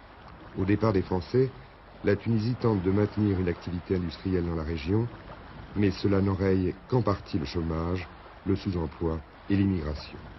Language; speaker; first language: French; native; French